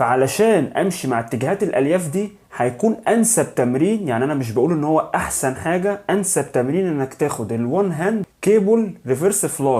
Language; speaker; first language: Arabic; native; Arabic